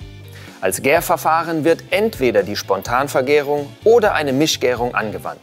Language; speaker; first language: German; native; German